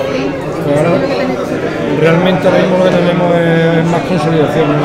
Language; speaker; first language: Spanish; native; Spanish